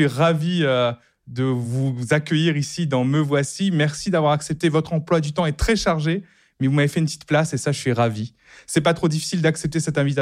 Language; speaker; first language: French; native; French